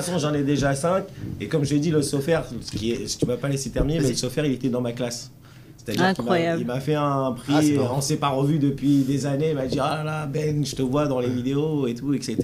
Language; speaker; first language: French; native; French